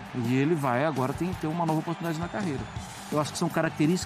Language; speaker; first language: Portuguese; native; Portuguese